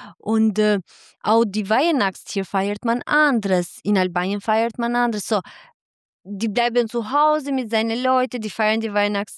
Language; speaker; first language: German; non-native, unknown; Albanian